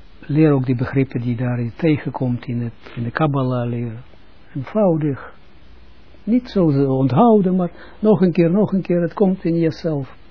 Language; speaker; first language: Dutch; non-native, fluent; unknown